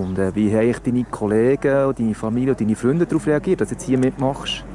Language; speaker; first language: German; native; German